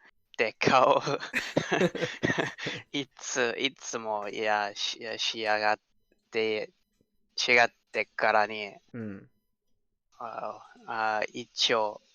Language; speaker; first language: Japanese; non-native, learner; English